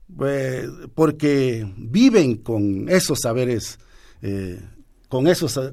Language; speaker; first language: Spanish; native; Spanish